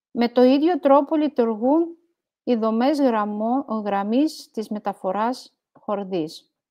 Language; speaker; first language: Greek; non-native, fluent; Russian